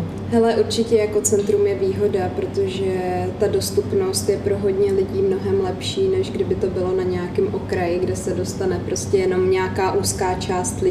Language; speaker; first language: Czech; native; Czech